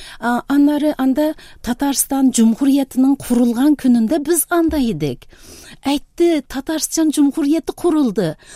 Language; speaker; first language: Tatar; early bilingual, heritage; Tatar